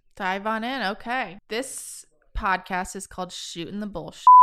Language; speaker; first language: English; native; English